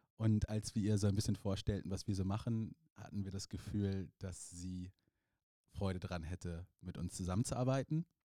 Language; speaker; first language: German; native; German